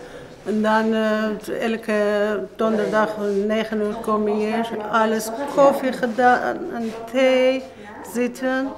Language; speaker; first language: Dutch; non-native, learner; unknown